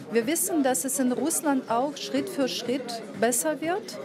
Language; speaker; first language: German; non-native, fluent; Russian